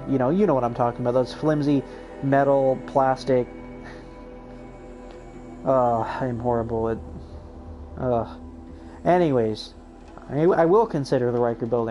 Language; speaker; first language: English; native; English